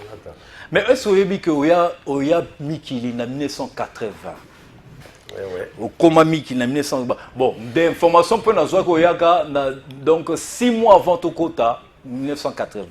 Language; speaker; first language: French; non-native, local second language; Lingala